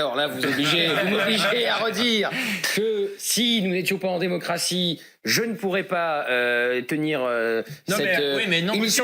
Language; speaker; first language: French; native; French